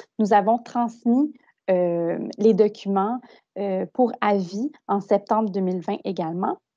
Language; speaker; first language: French; native; French